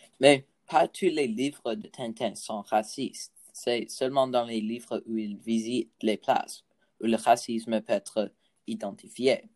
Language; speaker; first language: French; non-native, learner; English